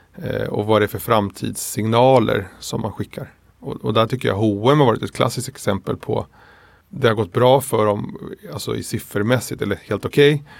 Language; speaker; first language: Swedish; early bilingual, other home language; Spanish